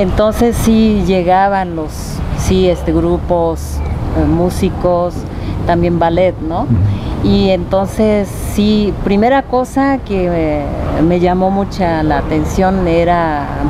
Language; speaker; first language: Spanish; non-native, fluent; Japanese